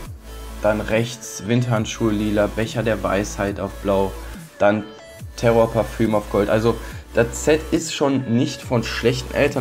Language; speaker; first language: German; native; German